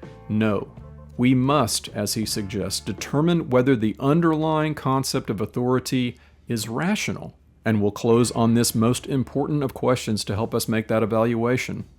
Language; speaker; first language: English; native; English